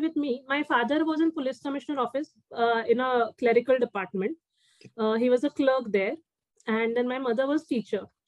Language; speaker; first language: English; non-native, local second language; Marathi